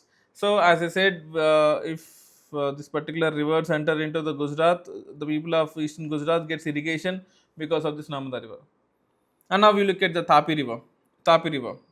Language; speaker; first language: English; non-native, local second language; Telugu